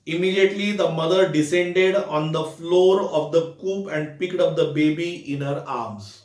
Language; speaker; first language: English; non-native, local second language; Marathi